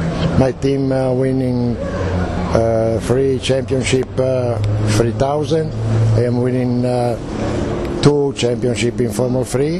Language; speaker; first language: English; non-native, learner; Italian